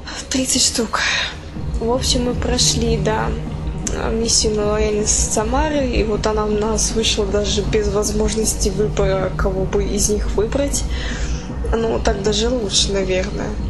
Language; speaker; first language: Russian; native; Russian